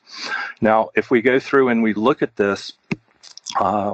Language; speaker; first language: English; native; English